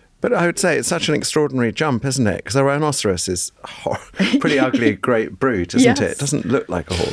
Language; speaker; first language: English; native; English